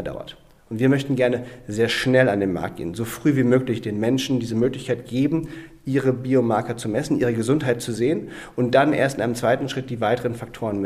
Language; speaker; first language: German; native; German